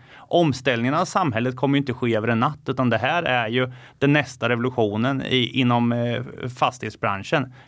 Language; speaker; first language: Swedish; native; Swedish